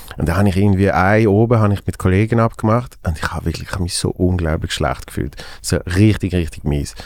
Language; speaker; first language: German; native; German